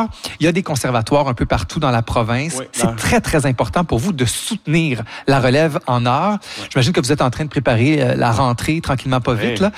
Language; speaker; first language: French; native; French